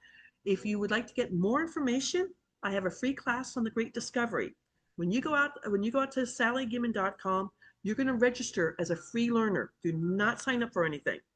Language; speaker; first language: English; native; English